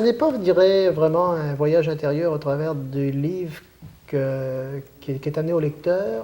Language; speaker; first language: French; native; French